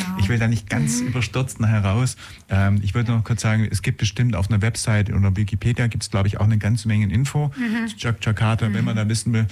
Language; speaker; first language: German; native; German